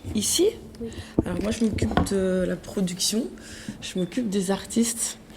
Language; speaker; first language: French; early bilingual, other home language; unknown